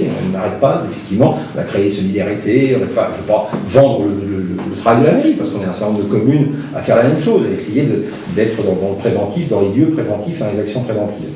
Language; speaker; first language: French; native; French